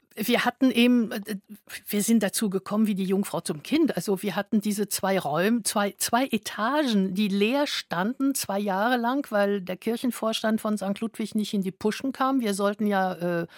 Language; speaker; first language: German; non-native, fluent; French